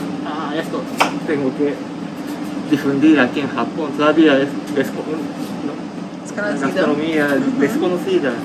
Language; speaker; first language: Spanish; non-native, fluent; Japanese